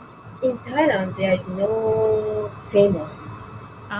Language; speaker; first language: English; non-native, learner; Japanese